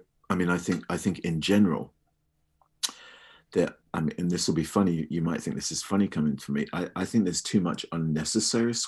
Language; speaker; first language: English; native; English